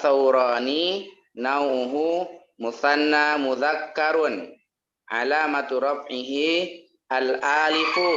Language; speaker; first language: Arabic; non-native, learner; Indonesian